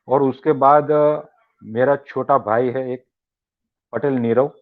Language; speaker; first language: Hindi; non-native, local second language; Gujarati